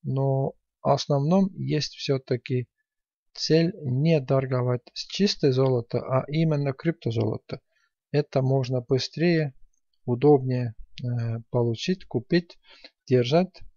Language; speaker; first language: Russian; non-native, fluent; Estonian